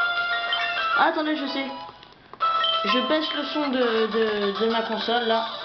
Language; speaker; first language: French; native; French